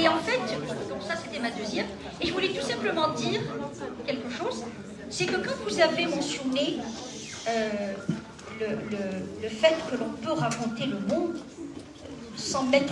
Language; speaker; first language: French; non-native, local second language; Arabic